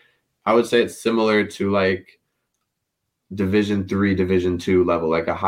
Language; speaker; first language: English; native; English